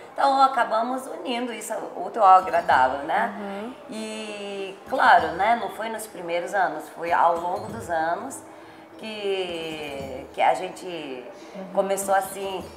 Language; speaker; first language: Portuguese; early bilingual, other home language; Arabic